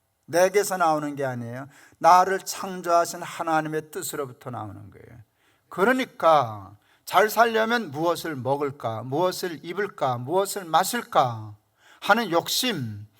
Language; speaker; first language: Korean; native; Korean